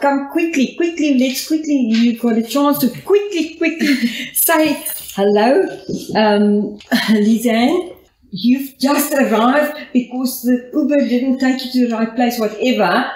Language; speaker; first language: English; non-native, local second language; Afrikaans